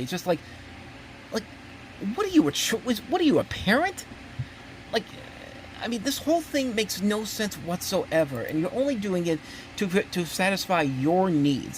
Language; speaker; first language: English; native; English